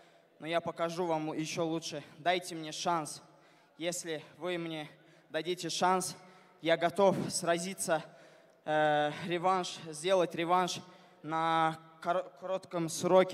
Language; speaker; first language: Russian; non-native, fluent; Azerbaijani